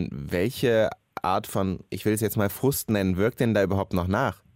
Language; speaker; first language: German; native; German